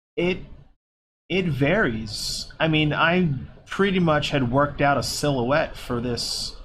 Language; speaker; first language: English; native; English